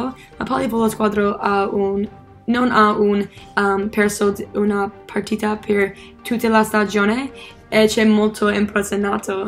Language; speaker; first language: Italian; non-native, learner; English